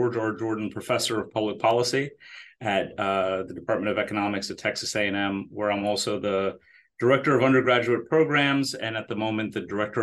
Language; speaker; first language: English; native; English